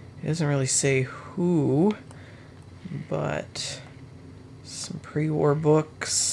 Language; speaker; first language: English; native; English